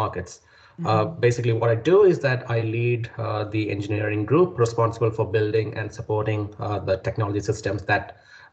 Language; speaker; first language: English; non-native, local second language; Malayalam